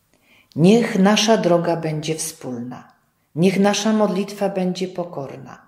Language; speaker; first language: Polish; native; Polish